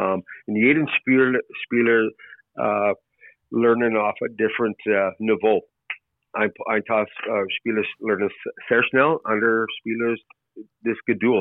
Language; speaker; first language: German; non-native, learner; English